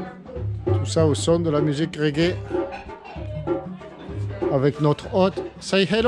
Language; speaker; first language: French; native; French